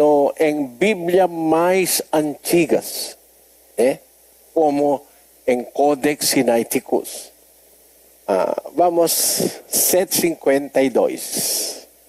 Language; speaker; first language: Portuguese; non-native, learner; Filipino